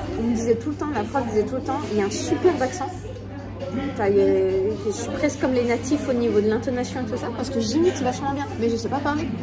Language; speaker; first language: French; native; French